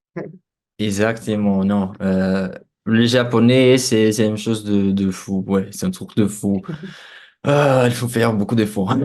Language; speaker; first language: French; non-native, fluent; Portuguese